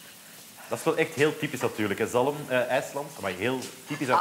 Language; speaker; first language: Dutch; native; Dutch